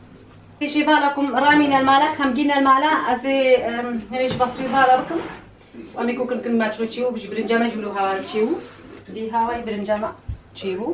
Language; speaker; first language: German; non-native, learner; Kurdish